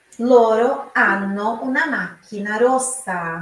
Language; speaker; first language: Italian; non-native, fluent; Portuguese